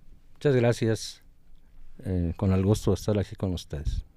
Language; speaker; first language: Spanish; native; Spanish